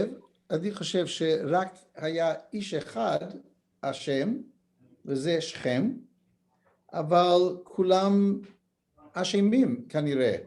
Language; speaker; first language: Hebrew; non-native, learner; English